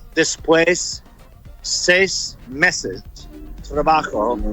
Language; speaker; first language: Spanish; non-native, learner; English